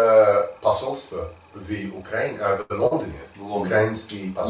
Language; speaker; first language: Russian; non-native, learner; English